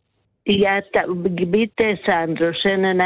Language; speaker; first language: German; non-native, learner; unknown